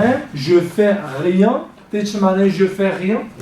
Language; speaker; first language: French; non-native, fluent; Kurdish